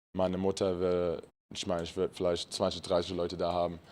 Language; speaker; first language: German; early bilingual, other home language; English